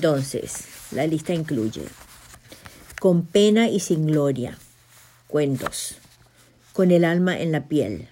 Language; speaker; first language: Spanish; native; Spanish